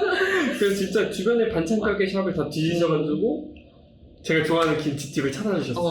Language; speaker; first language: Korean; native; Korean